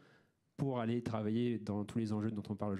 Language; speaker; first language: French; native; French